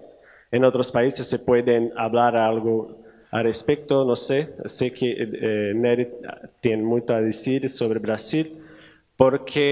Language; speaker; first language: Spanish; non-native, learner; Portuguese